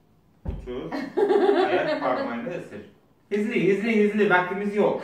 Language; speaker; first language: Turkish; non-native, learner; Azerbaijani